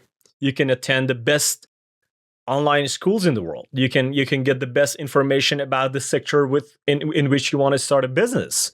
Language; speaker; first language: English; non-native, fluent; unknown